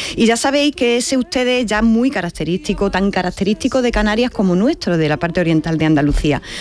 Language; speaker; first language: Spanish; native; Spanish